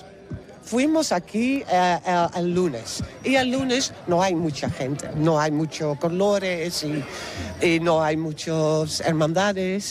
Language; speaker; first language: Spanish; non-native, learner; Dutch